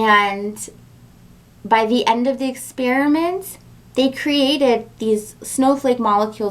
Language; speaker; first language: English; native; English